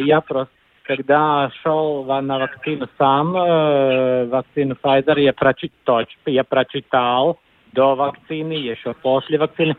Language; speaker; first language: Russian; non-native, local second language; Latvian